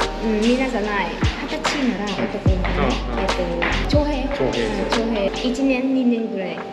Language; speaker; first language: Japanese; non-native, learner; Vietnamese